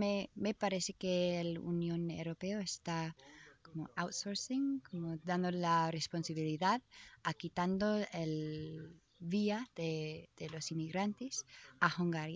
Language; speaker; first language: Spanish; non-native, learner; English